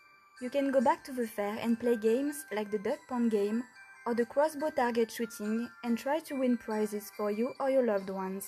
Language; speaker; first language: English; non-native, fluent; French